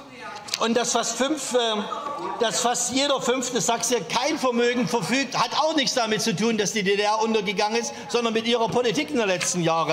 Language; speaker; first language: German; native; German